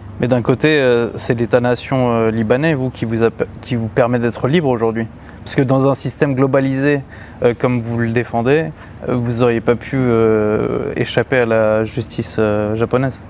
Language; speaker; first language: French; native; French